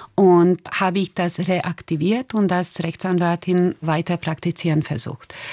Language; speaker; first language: German; non-native, fluent; Hungarian